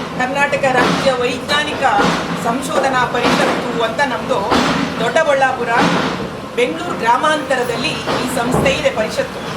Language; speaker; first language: Kannada; native; Kannada